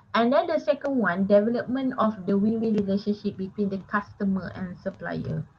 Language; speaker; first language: English; non-native, local second language; Malay